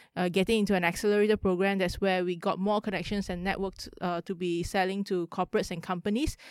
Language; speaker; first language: English; non-native, local second language; Chinese